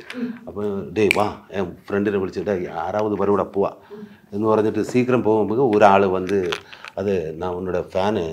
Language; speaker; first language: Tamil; non-native, learner; Malayalam